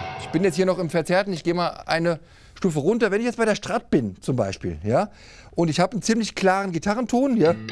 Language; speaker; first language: German; native; German